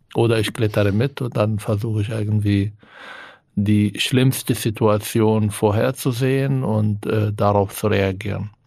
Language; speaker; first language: German; non-native, fluent; Arabic